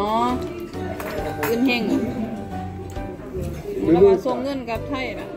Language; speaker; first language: Korean; non-native, learner; Thai